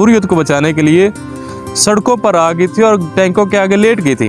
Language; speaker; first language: Urdu; non-native, local second language; Punjabi